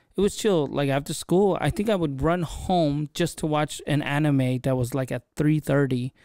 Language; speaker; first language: English; native; English